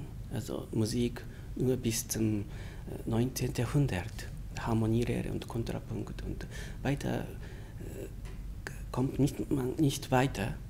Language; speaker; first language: German; non-native, fluent; Japanese